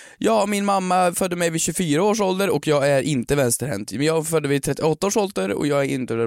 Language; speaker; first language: Swedish; native; Swedish